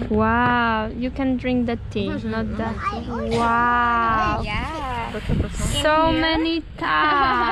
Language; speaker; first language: English; non-native, fluent; Polish